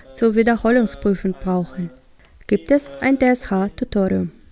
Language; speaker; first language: German; native; German